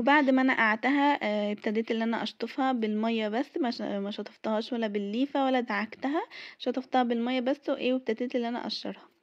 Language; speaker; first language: Arabic; native; Arabic